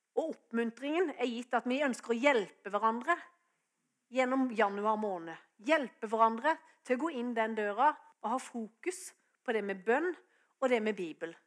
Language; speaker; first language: Norwegian; native; Norwegian